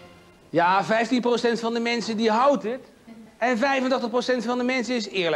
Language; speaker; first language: Dutch; native; Dutch